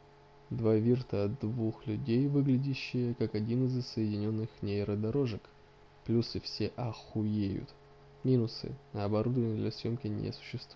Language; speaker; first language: Russian; native; Russian